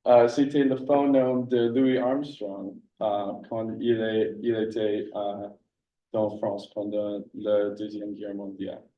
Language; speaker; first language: French; non-native, learner; English